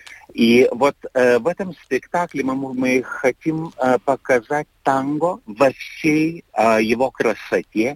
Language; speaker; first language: Russian; non-native, fluent; Lithuanian